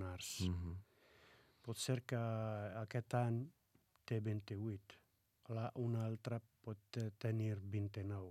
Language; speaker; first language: Catalan; non-native, fluent; Arabic